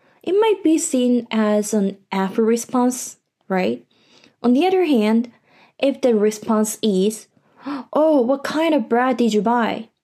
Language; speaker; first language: English; non-native, fluent; Korean